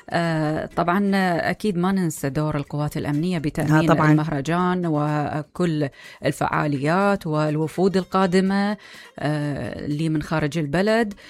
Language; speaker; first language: Arabic; native; Arabic